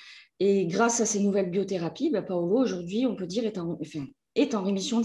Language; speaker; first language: French; native; French